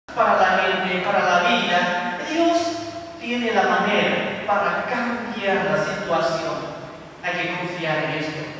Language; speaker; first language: Spanish; non-native, fluent; Vietnamese